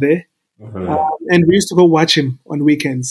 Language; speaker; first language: English; non-native, local second language; Xhosa